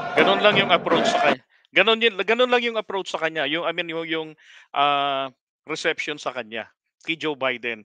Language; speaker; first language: Filipino; native; Filipino